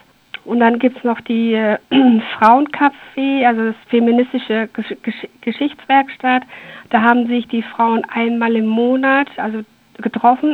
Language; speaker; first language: German; early bilingual, other home language; Persian